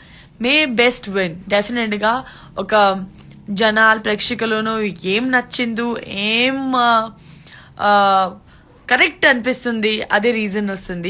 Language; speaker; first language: Telugu; non-native, learner; Gujarati